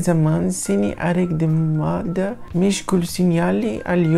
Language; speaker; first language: Turkish; non-native, learner; Portuguese